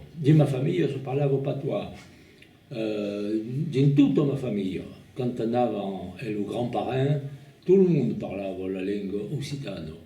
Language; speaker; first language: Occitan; native; Occitan